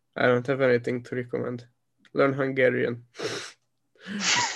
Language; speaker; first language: English; non-native, fluent; Hungarian